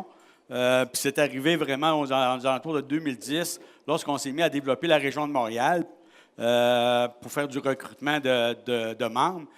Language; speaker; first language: French; native; French